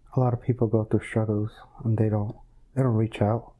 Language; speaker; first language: English; native; English